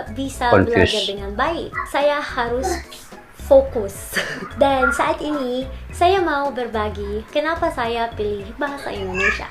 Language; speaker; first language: Indonesian; non-native, learner; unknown